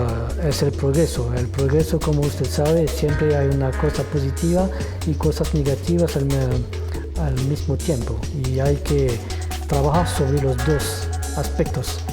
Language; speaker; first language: Spanish; non-native, fluent; French